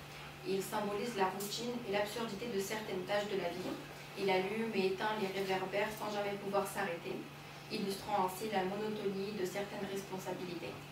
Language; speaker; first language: French; non-native, learner; Bulgarian